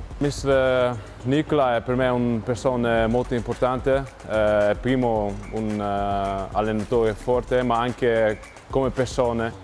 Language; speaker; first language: Italian; non-native, learner; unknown